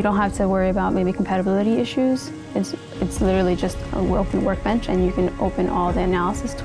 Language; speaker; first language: English; native; English